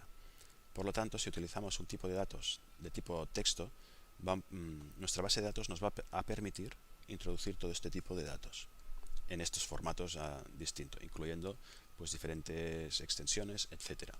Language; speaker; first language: Spanish; native; Spanish